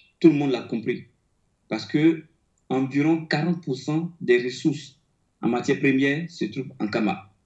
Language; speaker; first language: French; non-native, local second language; Akan